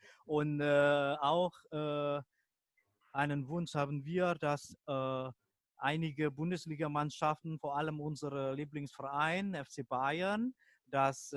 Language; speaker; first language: German; non-native, fluent; Indonesian